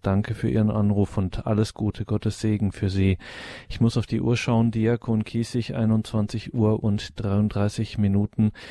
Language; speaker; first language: German; native; German